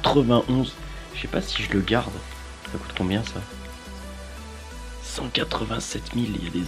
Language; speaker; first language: French; native; French